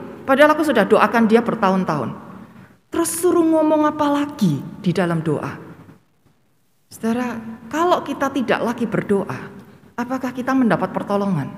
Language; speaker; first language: Indonesian; native; Indonesian